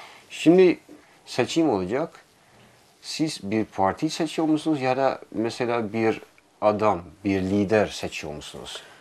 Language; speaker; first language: Turkish; non-native, fluent; Dutch